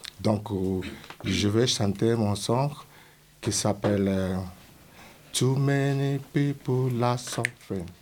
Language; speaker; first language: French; non-native, learner; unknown